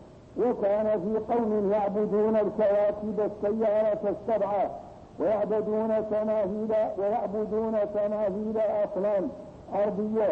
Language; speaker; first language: Arabic; native; Arabic